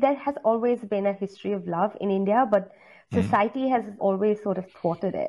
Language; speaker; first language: English; non-native, local second language; Hindi